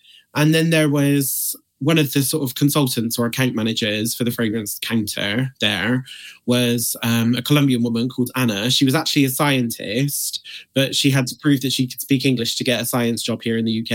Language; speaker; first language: English; native; English